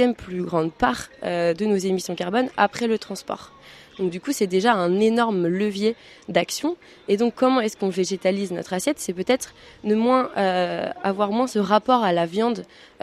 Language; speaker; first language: French; native; French